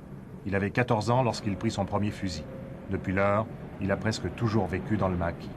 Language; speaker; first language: French; native; French